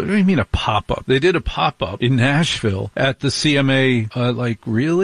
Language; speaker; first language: English; native; English